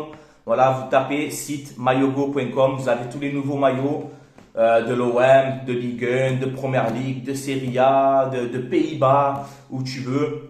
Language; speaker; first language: French; native; French